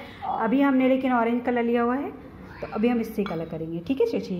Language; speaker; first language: Hindi; native; Hindi